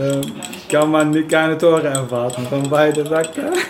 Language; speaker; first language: German; non-native, learner; Arabic